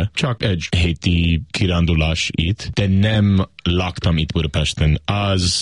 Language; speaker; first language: Hungarian; non-native, learner; English